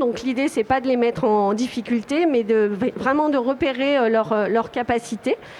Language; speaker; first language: French; native; French